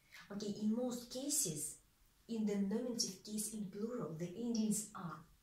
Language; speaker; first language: English; non-native, fluent; Russian